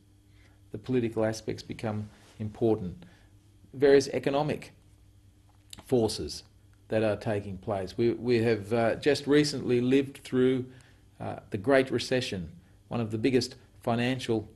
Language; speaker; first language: English; native; English